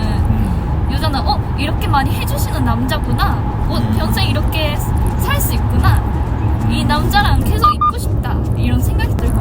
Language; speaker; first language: Korean; non-native, fluent; Japanese